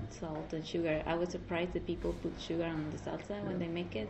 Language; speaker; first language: English; non-native, fluent; Spanish